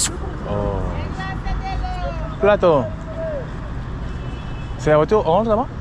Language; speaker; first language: French; non-native, learner; English